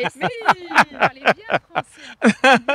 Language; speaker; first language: French; native; French